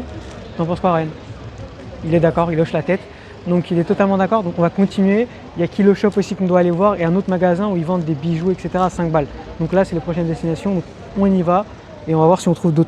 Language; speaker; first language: French; native; French